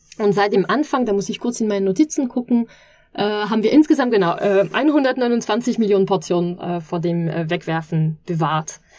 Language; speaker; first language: German; non-native, fluent; French